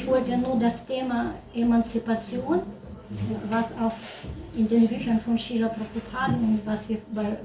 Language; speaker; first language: German; non-native, learner; Russian